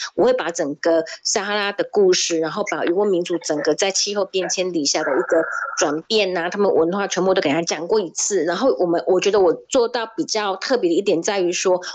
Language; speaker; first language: Chinese; native; Chinese